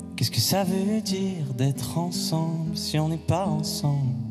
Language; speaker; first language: French; native; French